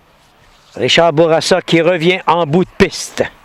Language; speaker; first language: French; native; French